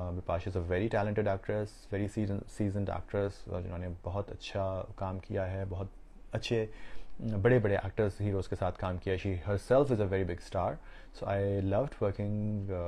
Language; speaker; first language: Urdu; native; Urdu